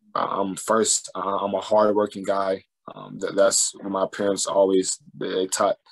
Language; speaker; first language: English; native; English